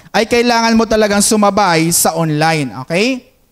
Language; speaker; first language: Filipino; non-native, local second language; Hiligaynon